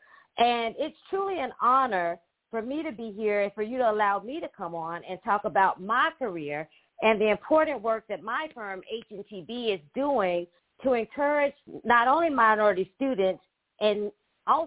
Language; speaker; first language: English; native; English